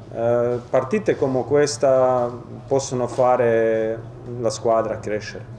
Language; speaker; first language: Italian; non-native, fluent; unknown